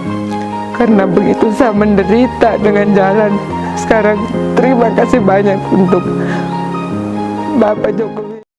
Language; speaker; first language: Indonesian; non-native, local second language; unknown